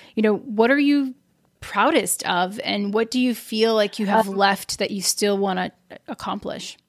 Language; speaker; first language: English; early bilingual, other home language; Portuguese